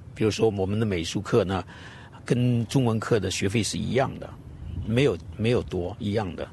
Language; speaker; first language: Chinese; native; Chinese